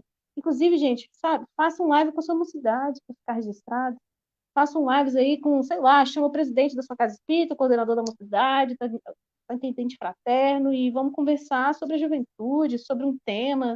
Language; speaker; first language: Portuguese; native; Portuguese